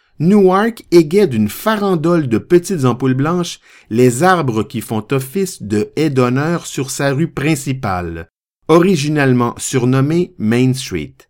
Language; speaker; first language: French; native; French